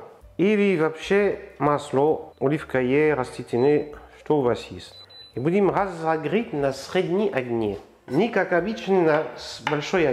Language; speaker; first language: Russian; non-native, learner; French